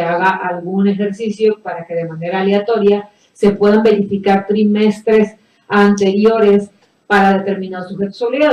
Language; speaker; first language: Spanish; native; Spanish